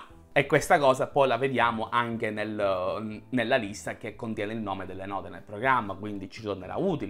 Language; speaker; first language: Italian; native; Italian